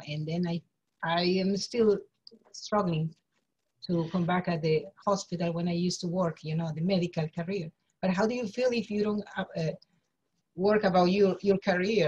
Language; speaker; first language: English; non-native, learner; Spanish